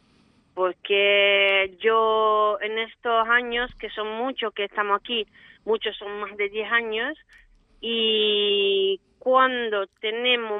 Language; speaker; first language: Spanish; non-native, fluent; Italian